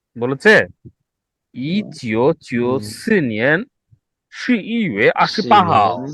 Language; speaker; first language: Chinese; non-native, learner; Bangla